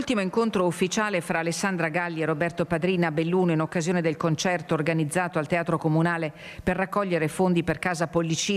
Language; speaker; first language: Italian; native; Italian